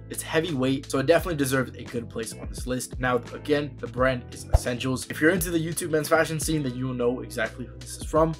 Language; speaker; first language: English; native; English